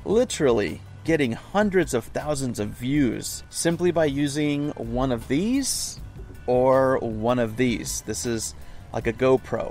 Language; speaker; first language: English; native; English